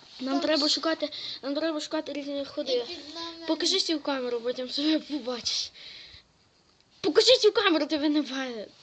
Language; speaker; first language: Ukrainian; native; Ukrainian